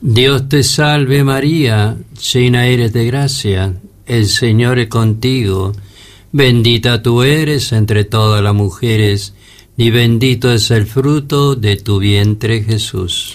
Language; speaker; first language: Spanish; native; Spanish